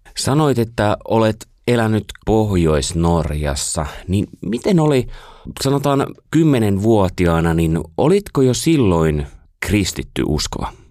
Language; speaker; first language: Finnish; native; Finnish